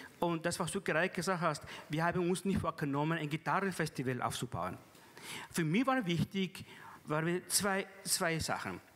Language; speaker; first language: German; non-native, fluent; Spanish